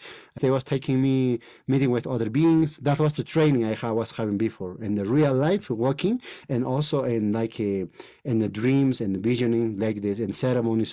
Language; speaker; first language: English; non-native, learner; Spanish